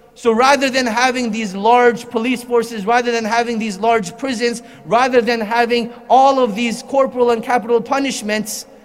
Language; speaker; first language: English; native; English